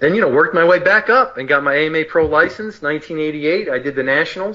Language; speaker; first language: English; native; English